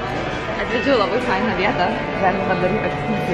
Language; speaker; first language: Lithuanian; native; Lithuanian